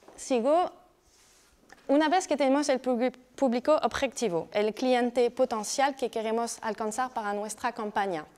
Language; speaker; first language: Spanish; non-native, fluent; French